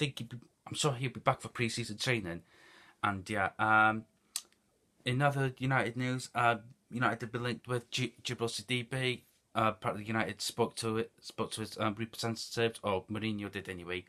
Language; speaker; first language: English; native; English